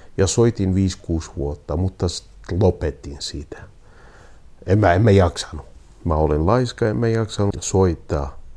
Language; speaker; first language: Finnish; non-native, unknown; Kurdish